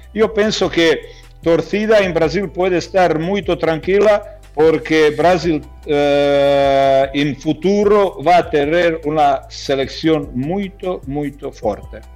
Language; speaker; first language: Portuguese; non-native, learner; Croatian